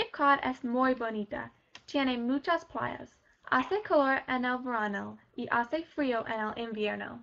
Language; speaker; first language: Spanish; non-native, learner; English